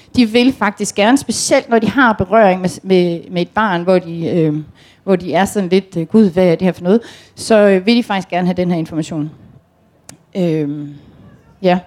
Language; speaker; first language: Danish; native; Danish